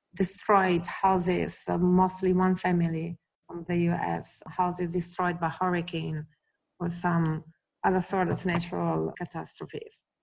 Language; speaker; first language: English; non-native, fluent; Italian